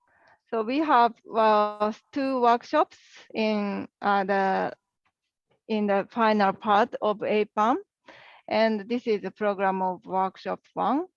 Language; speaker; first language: English; non-native, learner; Japanese